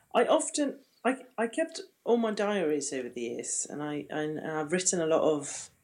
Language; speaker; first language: English; non-native, fluent; Swedish